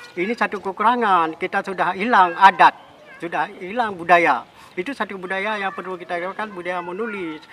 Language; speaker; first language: Malay; non-native, local second language; Achinese